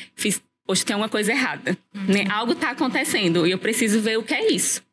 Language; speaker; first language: Portuguese; native; Portuguese